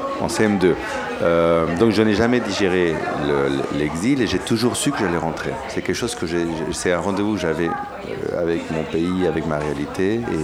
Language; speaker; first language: French; early bilingual, other home language; Spanish